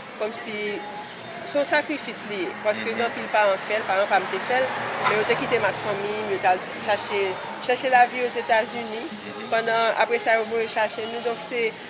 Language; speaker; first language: Haitian Creole; native; Haitian Creole